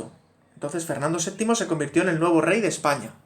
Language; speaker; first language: Spanish; native; Spanish